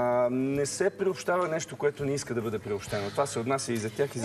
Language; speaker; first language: Bulgarian; native; Bulgarian